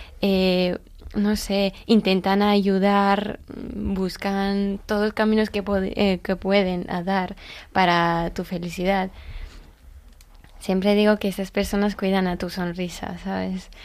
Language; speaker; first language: Spanish; non-native, learner; Georgian